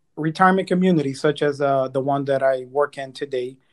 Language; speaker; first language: English; early bilingual, other home language; Spanish